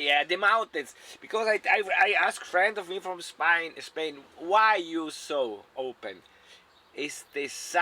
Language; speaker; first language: English; non-native, learner; German